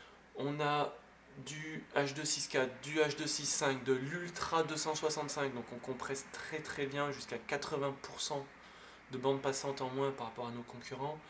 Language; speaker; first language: French; native; French